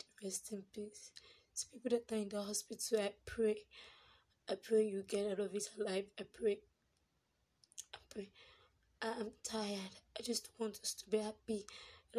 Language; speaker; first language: English; non-native, local second language; Yoruba